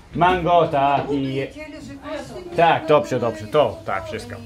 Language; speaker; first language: Polish; non-native, learner; English